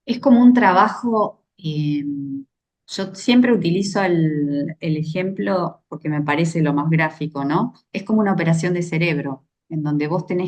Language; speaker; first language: Spanish; native; Spanish